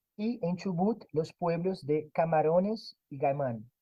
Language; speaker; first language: Spanish; non-native, fluent; Portuguese